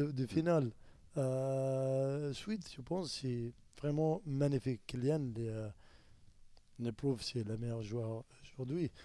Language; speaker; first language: French; non-native, learner; Arabic